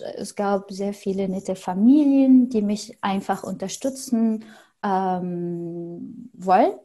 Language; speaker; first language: German; non-native, fluent; Arabic